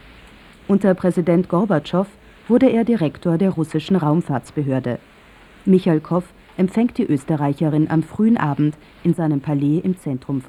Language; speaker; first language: German; native; German